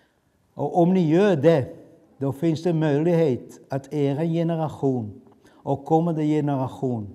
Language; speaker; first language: Swedish; non-native, fluent; Dutch